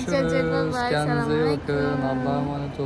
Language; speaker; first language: Turkish; native; Turkish